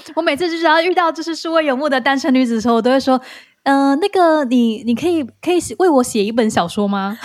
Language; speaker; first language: Chinese; native; Chinese